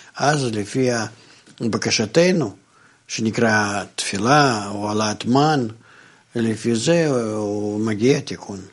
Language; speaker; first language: Hebrew; non-native, fluent; Russian